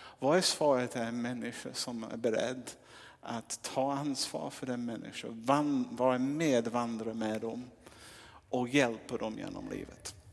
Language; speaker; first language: Swedish; non-native, fluent; English